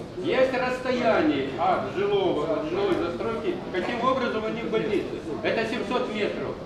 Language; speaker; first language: Russian; native; Russian